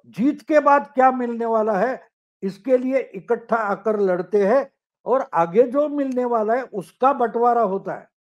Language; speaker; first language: Hindi; non-native, local second language; Marathi